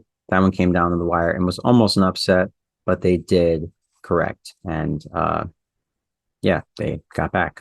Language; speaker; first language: English; native; English